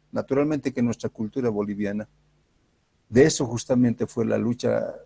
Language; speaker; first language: Spanish; native; Spanish